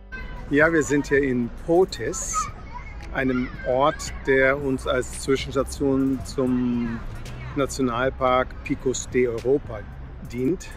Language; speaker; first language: German; native; German